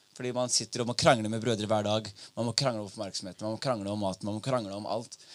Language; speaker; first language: Norwegian; early bilingual, other home language; Somali